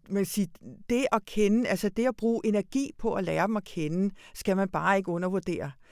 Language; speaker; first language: Danish; early bilingual, other home language; Hungarian